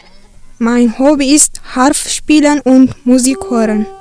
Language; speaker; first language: German; non-native, learner; Tigrinya